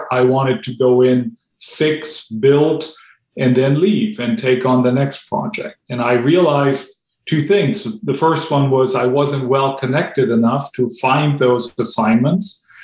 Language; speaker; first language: English; non-native, fluent; German